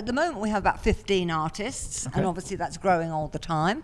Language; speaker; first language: English; native; English